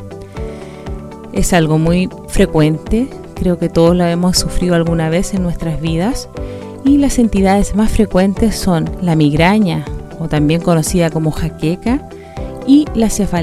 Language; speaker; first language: Spanish; native; Spanish